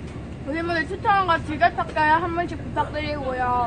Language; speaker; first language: Korean; native; Korean